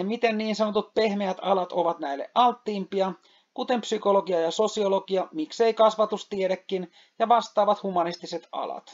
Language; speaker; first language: Finnish; native; Finnish